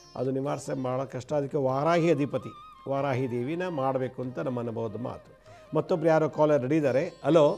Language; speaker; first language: Kannada; native; Kannada